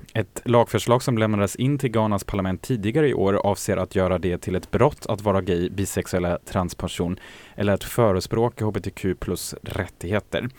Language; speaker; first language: Swedish; native; Swedish